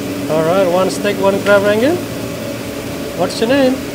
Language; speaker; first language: English; non-native, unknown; Indonesian